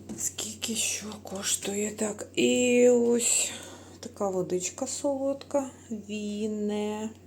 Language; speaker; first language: Ukrainian; native; Ukrainian